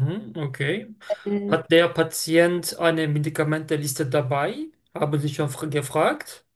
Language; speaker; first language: German; non-native, fluent; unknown